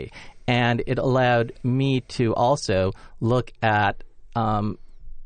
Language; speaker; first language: English; native; English